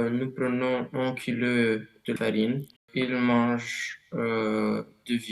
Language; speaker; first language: French; non-native, learner; Romanian